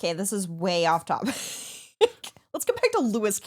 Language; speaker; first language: English; native; English